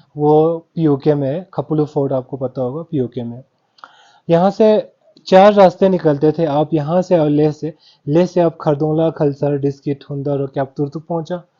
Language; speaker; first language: Hindi; non-native, local second language; Balti